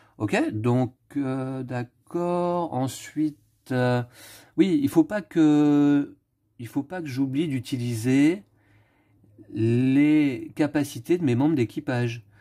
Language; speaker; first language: French; native; French